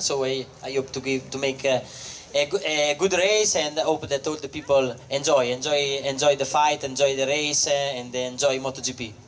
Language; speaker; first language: English; non-native, fluent; Italian